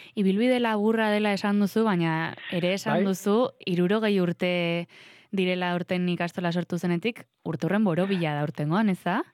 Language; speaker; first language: Basque; native; Basque